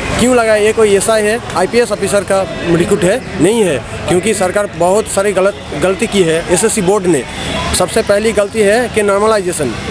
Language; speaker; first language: Hindi; non-native, local second language; Bangla